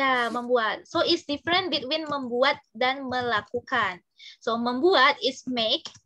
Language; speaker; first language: English; non-native, fluent; Indonesian